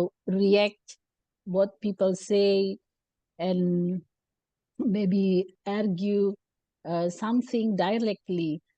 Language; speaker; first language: English; non-native, learner; Indonesian